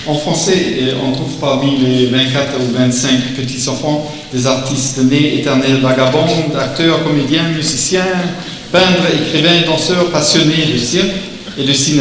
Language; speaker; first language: French; non-native, learner; German